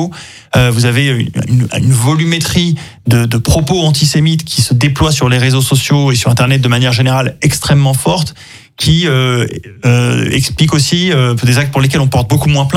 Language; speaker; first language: French; native; French